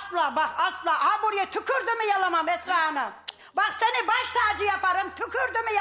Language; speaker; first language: Turkish; native; Turkish